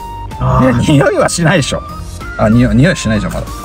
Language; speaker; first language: Japanese; native; Japanese